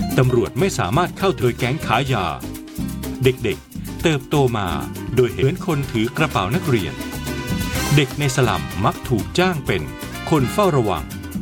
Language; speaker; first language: Thai; native; Thai